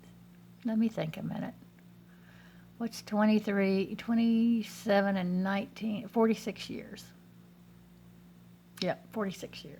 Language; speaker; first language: English; native; English